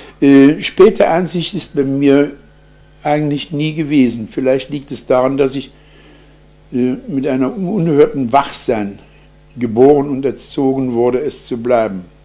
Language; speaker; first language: German; native; German